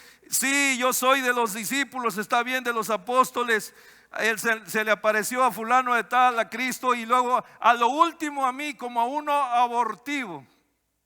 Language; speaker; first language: Spanish; native; Spanish